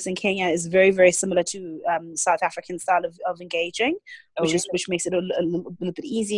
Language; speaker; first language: English; non-native, local second language; Zulu